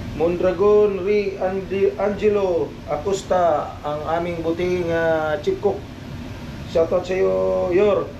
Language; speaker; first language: Filipino; non-native, local second language; Cebuano